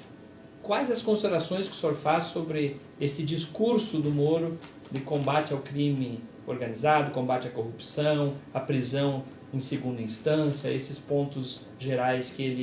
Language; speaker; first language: Portuguese; native; Portuguese